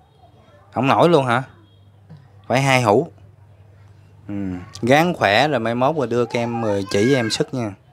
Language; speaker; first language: Vietnamese; native; Vietnamese